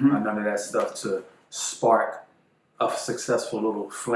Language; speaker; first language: English; native; English